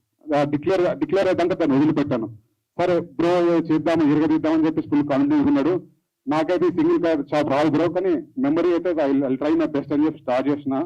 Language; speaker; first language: Telugu; native; Telugu